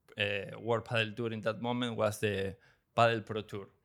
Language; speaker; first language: English; non-native, learner; Spanish